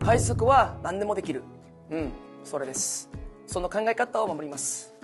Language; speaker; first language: Japanese; non-native, learner; Spanish